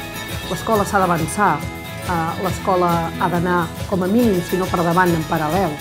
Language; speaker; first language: Catalan; native; Catalan